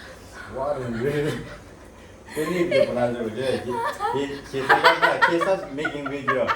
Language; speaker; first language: English; non-native, learner; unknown